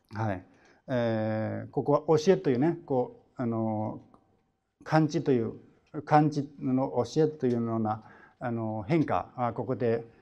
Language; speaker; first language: Japanese; non-native, fluent; Chinese